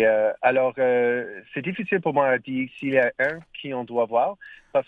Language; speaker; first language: French; non-native, learner; English